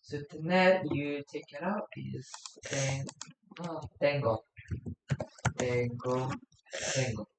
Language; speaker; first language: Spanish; non-native, learner; English